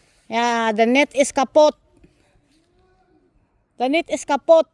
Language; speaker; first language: Dutch; non-native, learner; Filipino